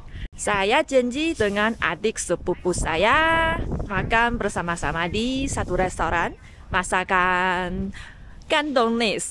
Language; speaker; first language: Indonesian; non-native, fluent; Chinese